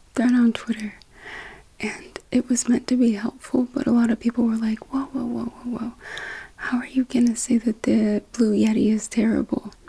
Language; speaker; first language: English; native; English